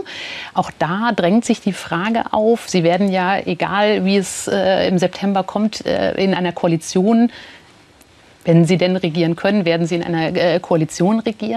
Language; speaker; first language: German; native; German